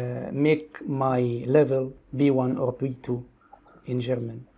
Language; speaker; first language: English; non-native, local second language; Arabic